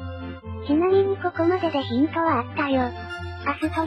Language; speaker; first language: Japanese; native; Japanese